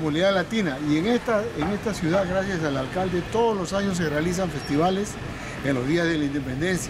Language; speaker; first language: Spanish; native; Spanish